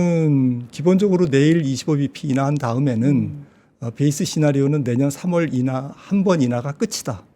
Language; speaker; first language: Korean; native; Korean